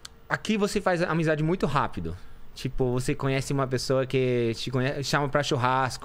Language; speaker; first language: Portuguese; non-native, fluent; English